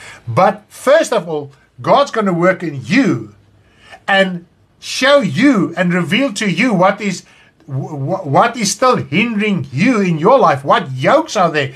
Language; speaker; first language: English; non-native, local second language; Afrikaans